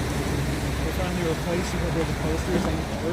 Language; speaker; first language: English; native; English